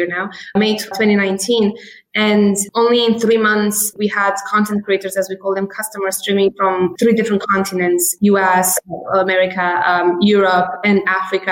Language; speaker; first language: English; native; English